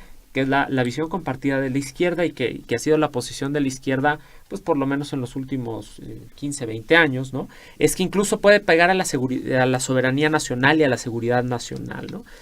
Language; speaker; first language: Spanish; native; Spanish